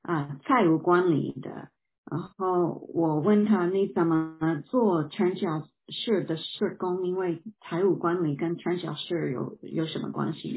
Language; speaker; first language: Chinese; non-native, fluent; English